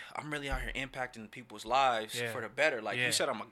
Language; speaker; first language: English; native; English